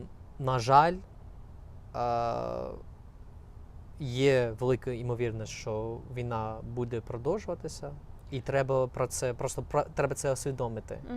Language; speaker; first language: Ukrainian; non-native, fluent; English